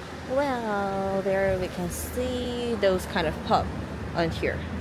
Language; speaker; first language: English; non-native, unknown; Korean